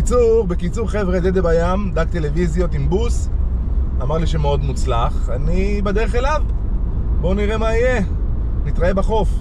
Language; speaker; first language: Hebrew; native; Hebrew